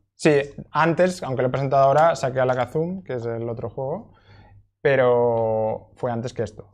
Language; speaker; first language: Spanish; native; Spanish